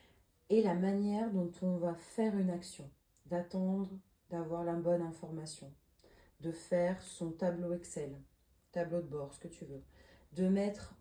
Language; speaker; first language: French; native; French